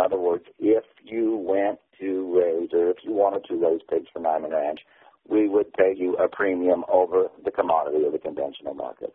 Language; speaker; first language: English; native; English